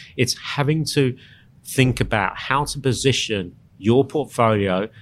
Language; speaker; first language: English; native; English